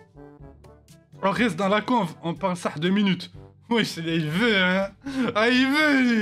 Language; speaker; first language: French; native; French